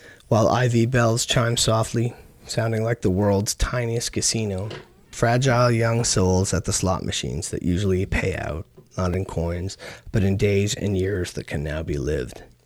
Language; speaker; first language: English; native; English